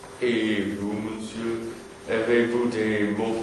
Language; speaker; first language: French; non-native, learner; English